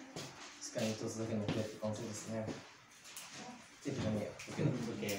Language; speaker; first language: Japanese; native; Japanese